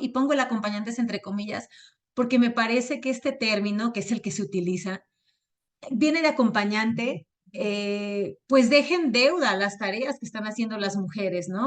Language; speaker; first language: Spanish; native; Spanish